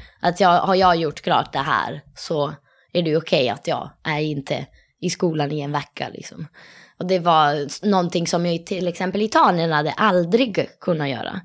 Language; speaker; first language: Swedish; non-native, fluent; Italian